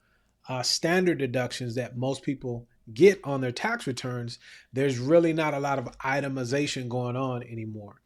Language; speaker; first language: English; native; English